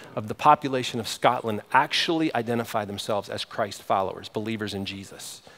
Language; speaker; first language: English; native; English